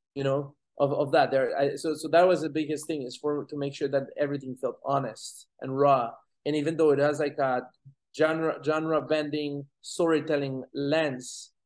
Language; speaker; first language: English; non-native, fluent; Spanish